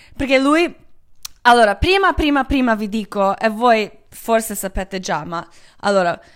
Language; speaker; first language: Italian; native; Italian